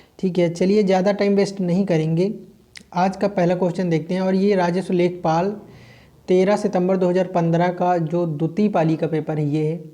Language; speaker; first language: Hindi; native; Hindi